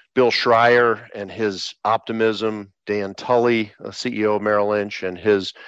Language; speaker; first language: English; native; English